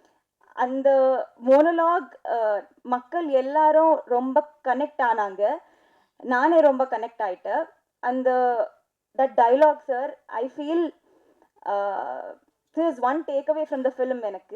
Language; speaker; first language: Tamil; non-native, learner; Telugu